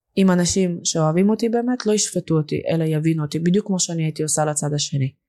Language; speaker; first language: Hebrew; early bilingual, other home language; Russian